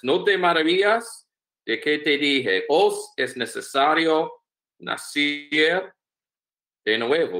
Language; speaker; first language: Spanish; non-native, learner; English